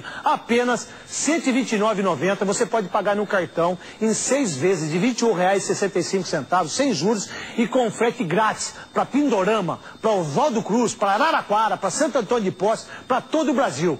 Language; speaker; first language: Portuguese; native; Portuguese